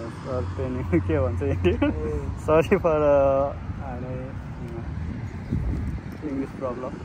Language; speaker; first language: English; non-native, learner; Nepali